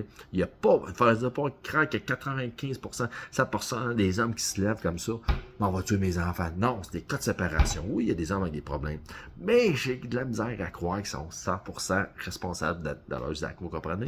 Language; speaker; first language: French; native; French